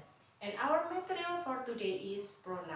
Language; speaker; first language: English; non-native, fluent; Indonesian